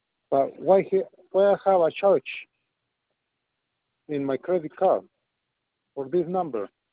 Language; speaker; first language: English; non-native, learner; Spanish